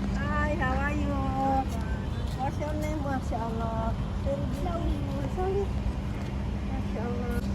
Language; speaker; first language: English; non-native, learner; Indonesian